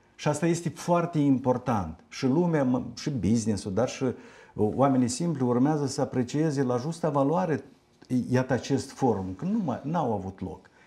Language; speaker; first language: Romanian; native; Romanian